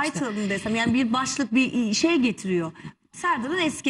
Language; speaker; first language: Turkish; native; Turkish